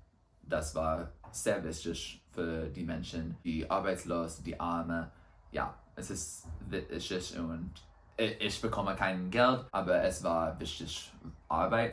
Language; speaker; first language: German; non-native, learner; English